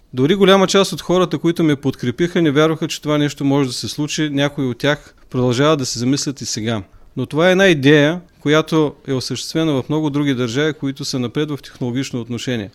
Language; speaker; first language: Bulgarian; native; Bulgarian